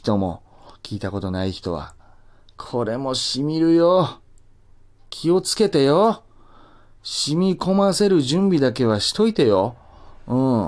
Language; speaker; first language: Japanese; native; Japanese